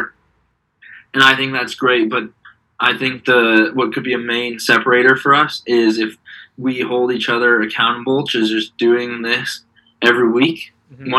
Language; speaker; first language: English; native; English